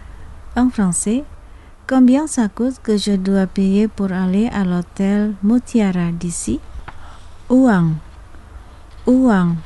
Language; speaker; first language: French; non-native, fluent; Indonesian